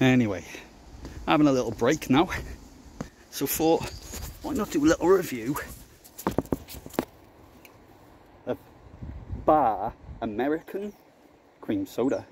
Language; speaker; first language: English; native; English